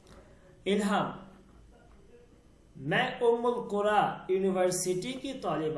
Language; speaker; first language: Hindi; non-native, learner; Bangla